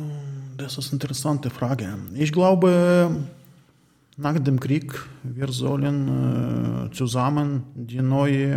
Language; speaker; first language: German; non-native, learner; Ukrainian